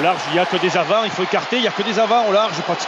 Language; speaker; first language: French; native; French